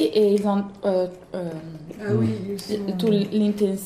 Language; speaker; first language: French; non-native, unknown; Italian